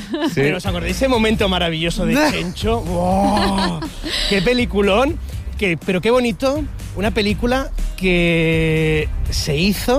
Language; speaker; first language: Spanish; native; Spanish